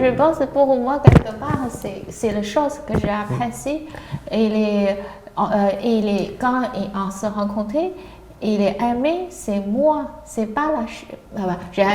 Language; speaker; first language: French; non-native, learner; Chinese